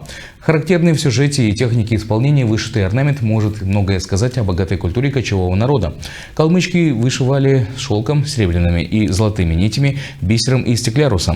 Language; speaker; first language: Russian; native; Russian